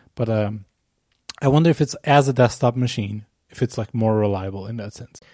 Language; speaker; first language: English; non-native, fluent; Portuguese